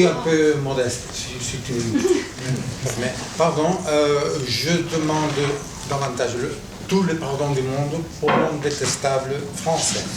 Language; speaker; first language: French; non-native, fluent; Catalan